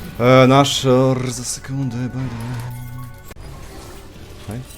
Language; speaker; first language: Polish; native; Polish